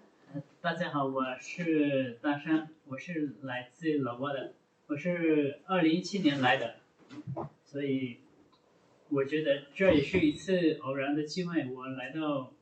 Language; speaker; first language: Chinese; non-native, fluent; Lao